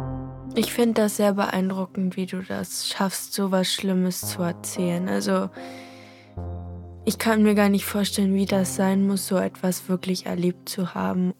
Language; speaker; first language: German; native; German